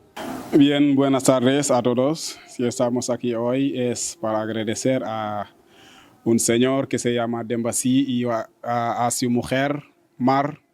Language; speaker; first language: Spanish; non-native, learner; Wolof